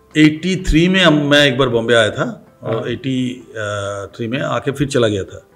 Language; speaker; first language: Hindi; non-native, local second language; Bangla